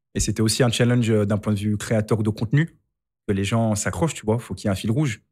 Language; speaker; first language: French; native; French